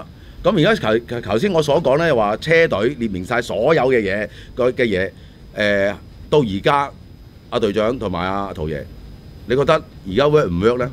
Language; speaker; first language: Cantonese; native; Cantonese